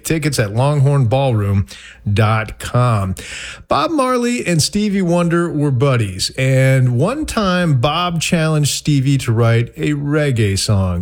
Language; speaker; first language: English; native; English